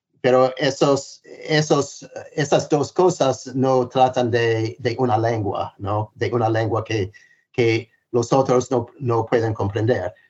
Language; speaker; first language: Spanish; non-native, fluent; English